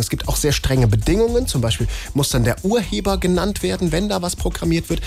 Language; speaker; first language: German; native; German